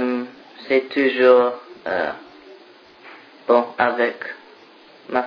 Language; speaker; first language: French; non-native, learner; English